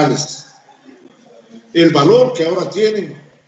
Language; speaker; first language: Spanish; native; Spanish